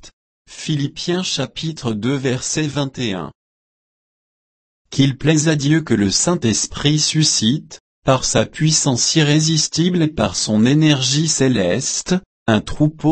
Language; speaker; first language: French; native; French